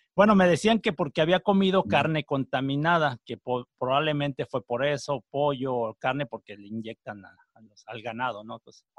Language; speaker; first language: Spanish; native; Spanish